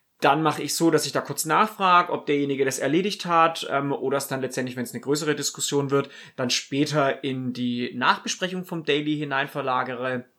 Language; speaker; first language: German; native; German